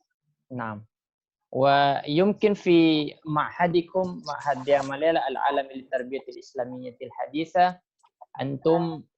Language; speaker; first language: Arabic; non-native, fluent; Indonesian